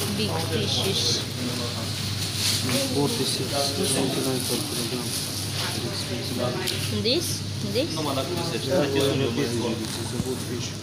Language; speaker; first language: English; non-native, local second language; Cebuano